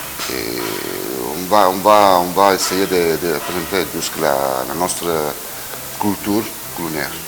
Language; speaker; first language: French; non-native, fluent; Italian